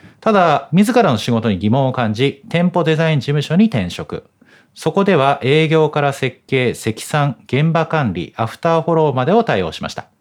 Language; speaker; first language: Japanese; native; Japanese